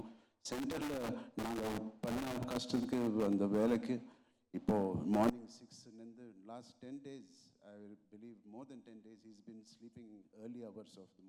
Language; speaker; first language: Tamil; non-native, local second language; Telugu